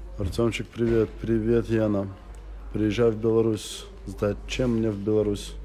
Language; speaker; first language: Russian; native; Russian